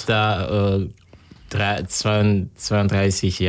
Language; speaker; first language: German; non-native, learner; Kinyarwanda